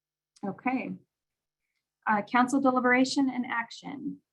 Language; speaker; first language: English; native; English